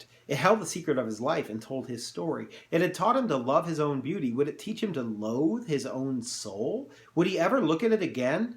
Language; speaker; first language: English; native; English